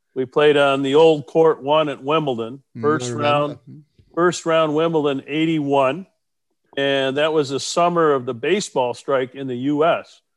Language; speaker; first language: English; native; English